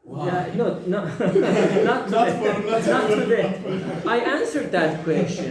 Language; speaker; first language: English; non-native, fluent; Persian